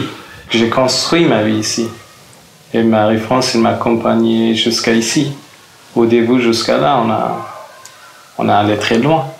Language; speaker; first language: French; non-native, fluent; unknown